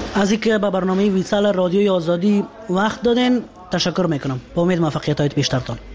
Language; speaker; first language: Persian; native; Persian